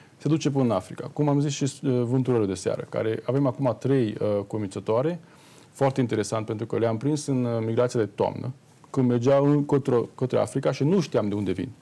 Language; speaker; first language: Romanian; non-native, local second language; Hungarian